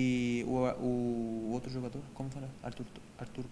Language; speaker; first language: Portuguese; non-native, fluent; Spanish